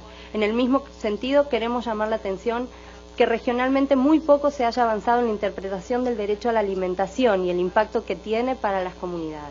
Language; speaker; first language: Spanish; native; Spanish